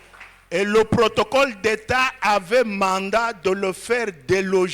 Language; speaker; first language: French; non-native, local second language; Lingala